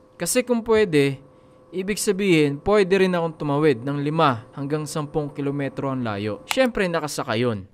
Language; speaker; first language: Filipino; native; Filipino